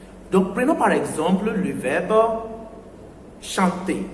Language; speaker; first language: French; non-native, fluent; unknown